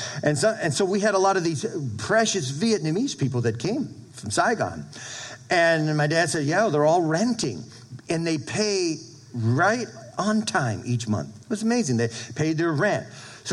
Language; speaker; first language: English; native; English